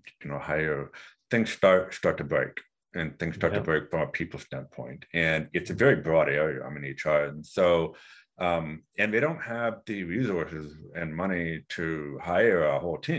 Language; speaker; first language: English; native; English